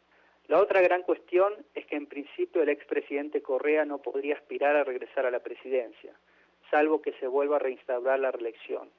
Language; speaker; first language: Spanish; native; Spanish